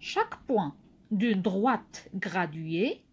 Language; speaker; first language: French; non-native, local second language; Arabic